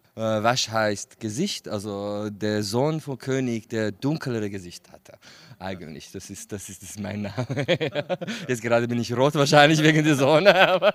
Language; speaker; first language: German; non-native, fluent; Kurdish